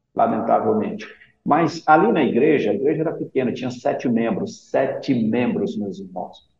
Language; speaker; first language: Portuguese; native; Portuguese